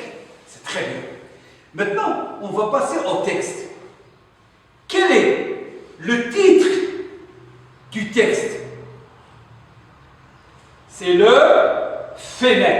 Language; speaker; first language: French; non-native, local second language; Arabic